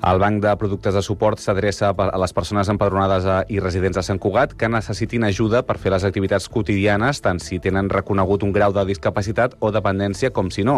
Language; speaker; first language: Catalan; native; Catalan